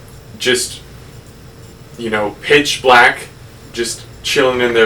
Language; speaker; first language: English; native; English